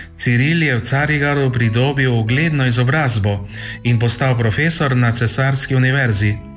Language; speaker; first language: Slovenian; native; Slovenian